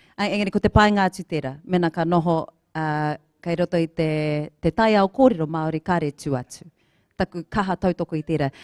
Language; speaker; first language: Māori; non-native, local second language; English